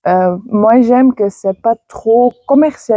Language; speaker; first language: French; non-native, fluent; Dutch